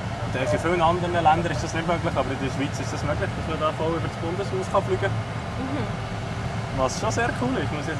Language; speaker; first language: German; native; German